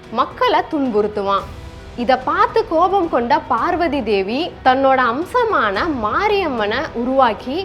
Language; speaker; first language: Tamil; native; Tamil